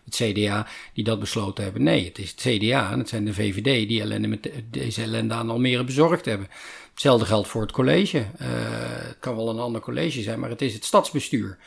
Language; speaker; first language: Dutch; native; Dutch